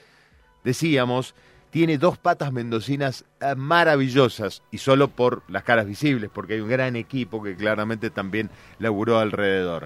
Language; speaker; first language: Spanish; native; Spanish